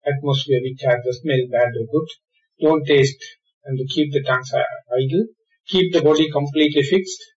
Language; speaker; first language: English; non-native, local second language; Sinhala